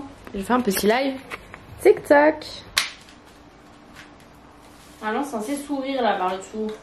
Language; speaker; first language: French; native; French